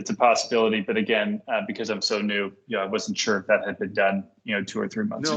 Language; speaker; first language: English; native; English